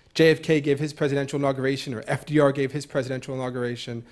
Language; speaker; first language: English; native; English